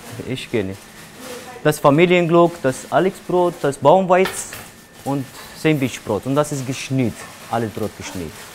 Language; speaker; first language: German; non-native, learner; Romanian